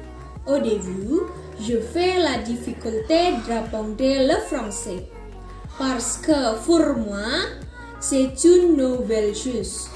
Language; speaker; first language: French; non-native, learner; Indonesian